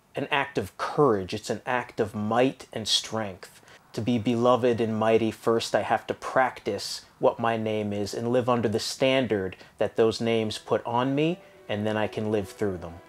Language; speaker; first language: English; native; English